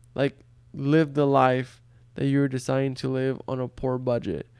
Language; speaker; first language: English; early bilingual, other home language; Spanish